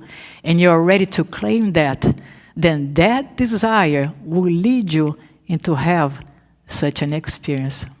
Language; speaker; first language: English; non-native, fluent; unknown